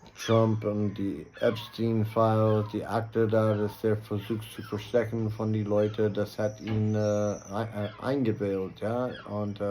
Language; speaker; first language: German; non-native, learner; English